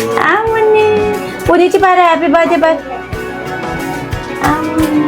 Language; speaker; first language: Malayalam; non-native, learner; Nepali